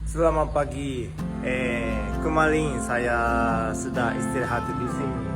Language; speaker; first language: Indonesian; non-native, learner; Japanese